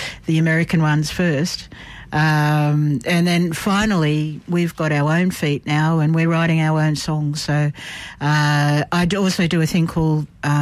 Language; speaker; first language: English; native; English